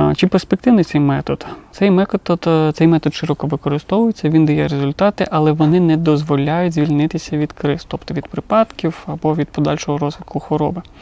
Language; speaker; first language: Ukrainian; non-native, local second language; Russian